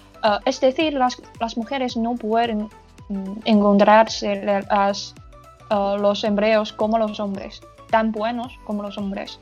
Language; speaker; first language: Spanish; non-native, learner; Chinese